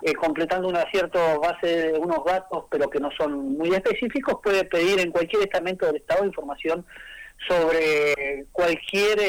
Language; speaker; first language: Spanish; native; Spanish